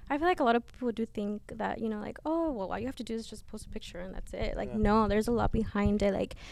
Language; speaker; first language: English; early bilingual, other home language; Spanish